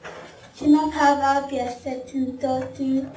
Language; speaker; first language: French; non-native, learner; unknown